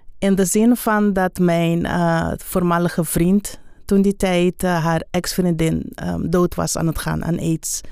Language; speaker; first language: Dutch; non-native, local second language; Papiamento